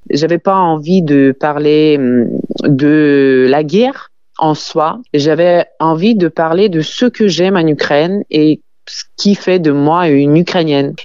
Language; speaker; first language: French; non-native, fluent; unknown